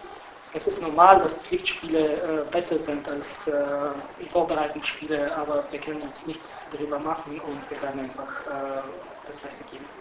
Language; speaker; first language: German; non-native, fluent; Bulgarian